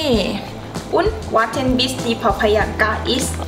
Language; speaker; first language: German; non-native, learner; Thai